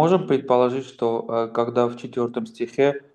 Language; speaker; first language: Russian; non-native, local second language; Armenian